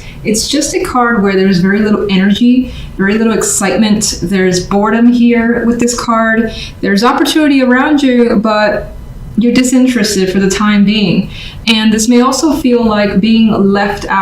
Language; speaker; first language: English; native; English